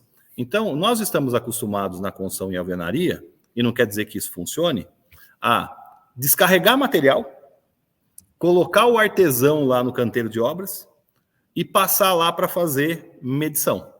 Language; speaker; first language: Portuguese; native; Portuguese